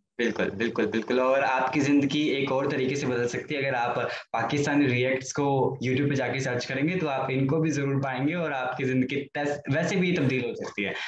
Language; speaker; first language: Hindi; native; Hindi